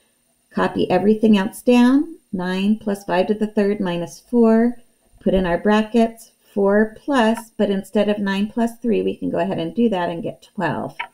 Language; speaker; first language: English; native; English